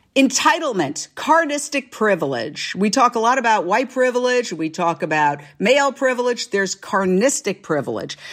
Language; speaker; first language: English; native; English